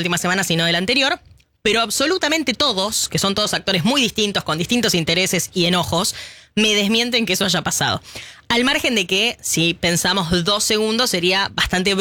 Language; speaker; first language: Spanish; native; Spanish